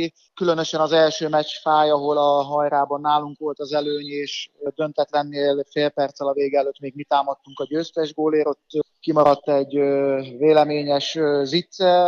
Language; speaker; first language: Hungarian; native; Hungarian